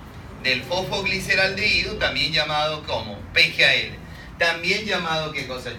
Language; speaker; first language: Spanish; native; Spanish